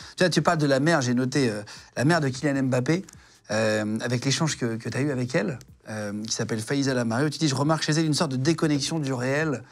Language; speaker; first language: French; native; French